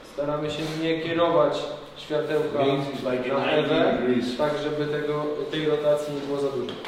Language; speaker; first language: Polish; native; Polish